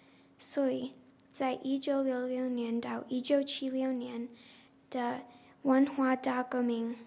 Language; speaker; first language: Chinese; non-native, learner; English